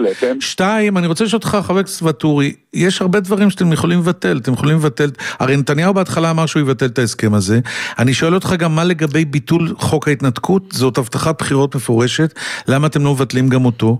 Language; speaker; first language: Hebrew; native; Hebrew